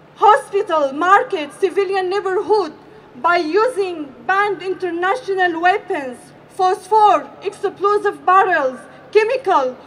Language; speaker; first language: English; non-native, fluent; Arabic